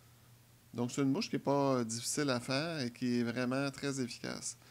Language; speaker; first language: French; native; French